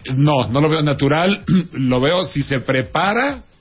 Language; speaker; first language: Spanish; native; Spanish